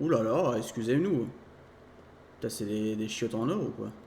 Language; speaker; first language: French; native; French